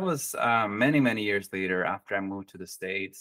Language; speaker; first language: English; non-native, fluent; Norwegian